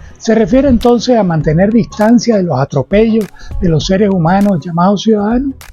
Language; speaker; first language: Spanish; native; Spanish